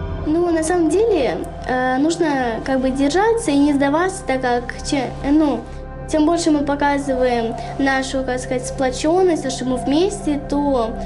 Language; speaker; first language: Russian; native; Russian